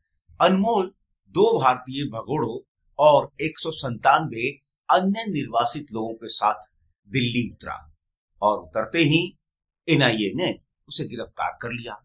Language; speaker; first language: Hindi; native; Hindi